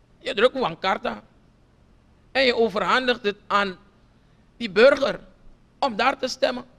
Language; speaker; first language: Dutch; non-native, local second language; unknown